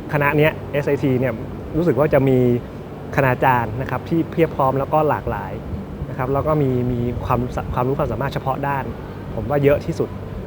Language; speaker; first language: Thai; native; Thai